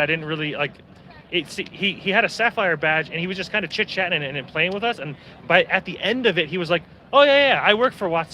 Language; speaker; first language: English; native; English